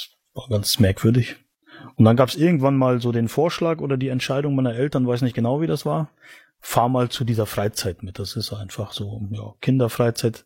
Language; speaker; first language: German; native; German